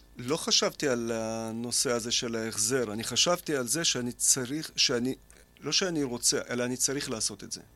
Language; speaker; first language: Hebrew; early bilingual, other home language; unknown